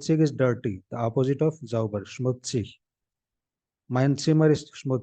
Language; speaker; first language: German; non-native, fluent; Hindi